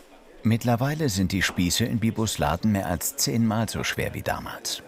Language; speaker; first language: German; native; German